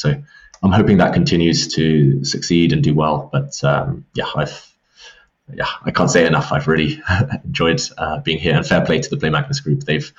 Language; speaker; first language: English; native; English